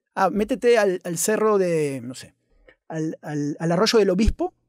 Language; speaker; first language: Spanish; native; Spanish